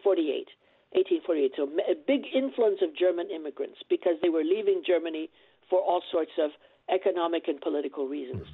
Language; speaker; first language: English; non-native, fluent; French